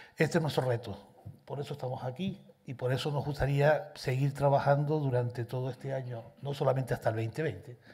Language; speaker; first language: Spanish; native; Spanish